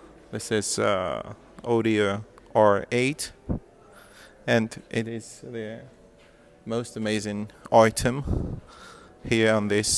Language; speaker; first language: English; non-native, fluent; Russian